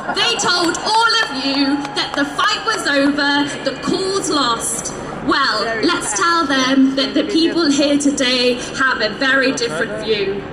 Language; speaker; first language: English; native; English